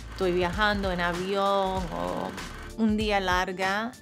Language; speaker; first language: Spanish; early bilingual, other home language; English